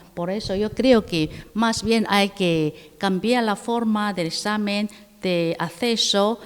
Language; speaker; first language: Spanish; non-native, fluent; Chinese